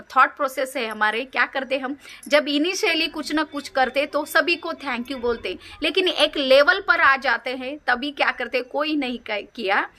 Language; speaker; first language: Hindi; non-native, local second language; Kannada